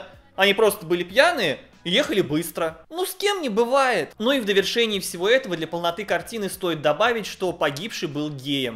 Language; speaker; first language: Russian; native; Russian